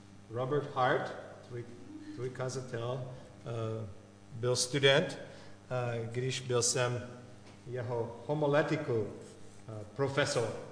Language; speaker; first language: Czech; non-native, learner; English